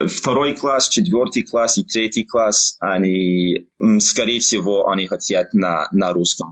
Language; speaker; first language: Russian; non-native, learner; English